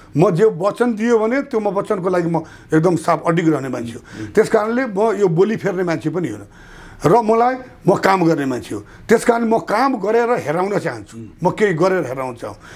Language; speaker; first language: Nepali; non-native, local second language; Bhojpuri